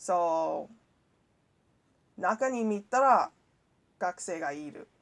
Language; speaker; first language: Japanese; non-native, learner; English